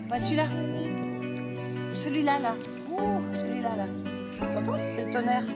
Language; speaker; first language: French; native; French